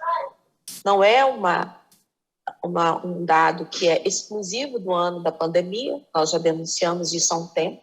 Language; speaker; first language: Portuguese; native; Portuguese